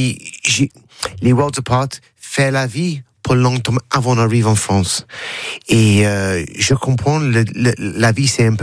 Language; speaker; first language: French; non-native, learner; English